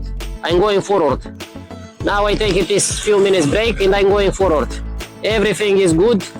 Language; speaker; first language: English; non-native, learner; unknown